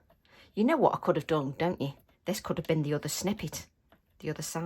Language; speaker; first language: English; native; English